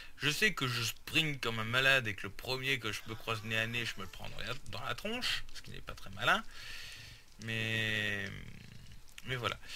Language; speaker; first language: French; native; French